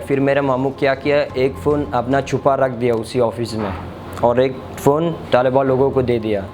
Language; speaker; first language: Hindi; non-native, learner; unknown